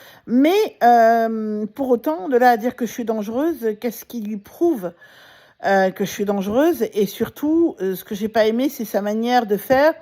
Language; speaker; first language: French; native; French